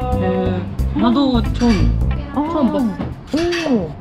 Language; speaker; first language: Korean; non-native, learner; Japanese